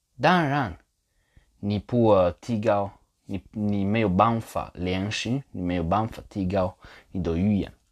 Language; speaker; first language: Chinese; non-native, fluent; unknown